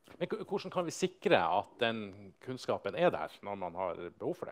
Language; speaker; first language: Norwegian; native; Norwegian